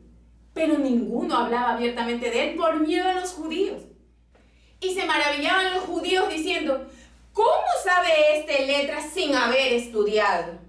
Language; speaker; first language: Spanish; native; Spanish